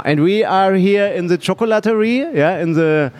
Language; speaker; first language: English; non-native, learner; German